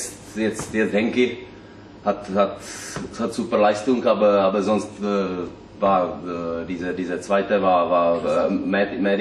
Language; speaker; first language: German; non-native, learner; Czech